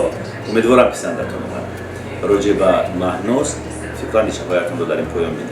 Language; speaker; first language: Persian; native; Persian